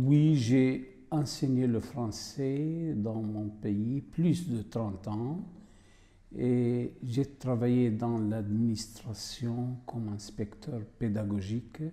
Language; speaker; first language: French; non-native, fluent; Arabic